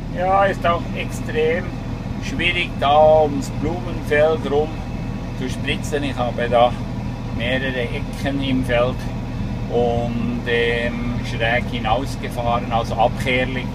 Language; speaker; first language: German; native; German